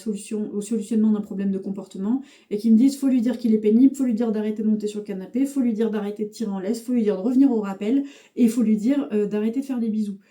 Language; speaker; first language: French; native; French